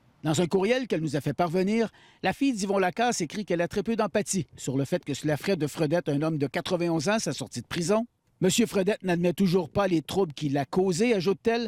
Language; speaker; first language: French; native; French